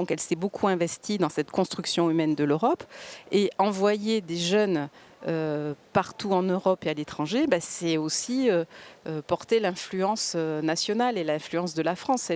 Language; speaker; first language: French; native; French